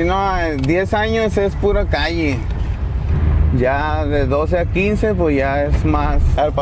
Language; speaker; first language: Spanish; native; Spanish